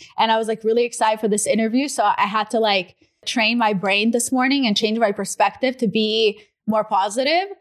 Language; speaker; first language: English; non-native, fluent; Russian